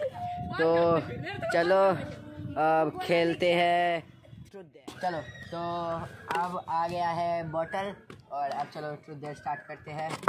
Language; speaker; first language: Hindi; native; Hindi